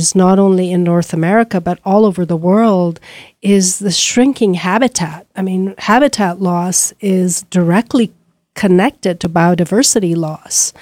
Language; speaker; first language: English; native; English